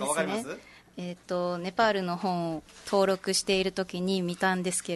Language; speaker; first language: Japanese; native; Japanese